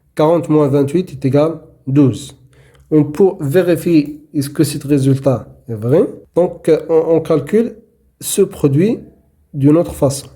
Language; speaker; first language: French; non-native, local second language; Arabic